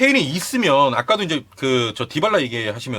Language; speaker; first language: Korean; native; Korean